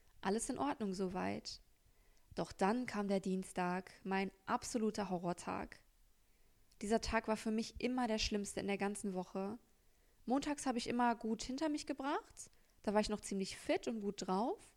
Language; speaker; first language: German; native; German